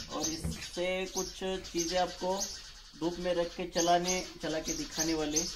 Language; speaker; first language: Hindi; non-native, local second language; Marathi